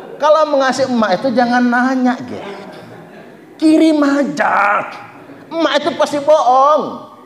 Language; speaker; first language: Indonesian; non-native, local second language; Malay